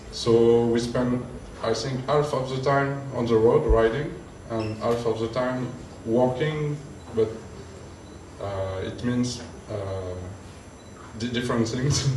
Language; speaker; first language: English; non-native, learner; French